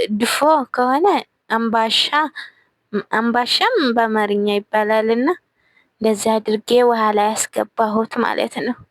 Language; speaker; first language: Amharic; non-native, local second language; Tigrinya